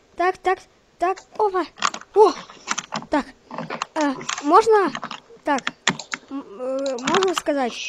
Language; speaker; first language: Russian; native; Russian